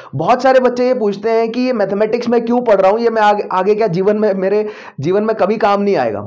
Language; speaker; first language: Hindi; native; Hindi